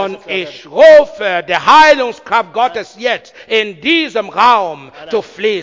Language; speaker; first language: German; non-native, learner; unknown